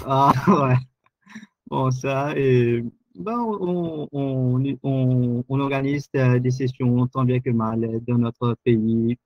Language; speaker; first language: French; non-native, local second language; Morisyen